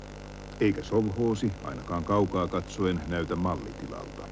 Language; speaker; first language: Finnish; native; Finnish